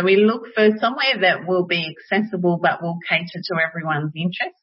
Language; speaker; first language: English; native; English